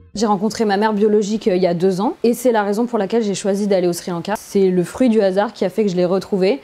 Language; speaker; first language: French; native; French